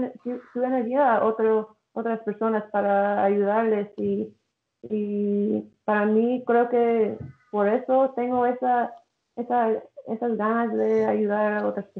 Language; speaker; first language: Spanish; early bilingual, heritage; English